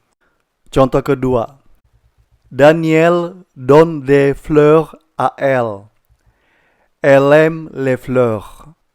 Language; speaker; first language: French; non-native, fluent; Indonesian